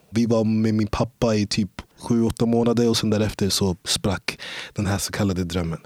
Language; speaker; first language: Swedish; early bilingual, other home language; English